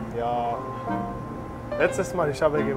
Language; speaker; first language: German; non-native, learner; French